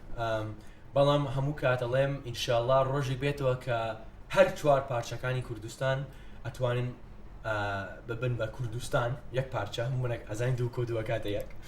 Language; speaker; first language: Central Kurdish; non-native, fluent; English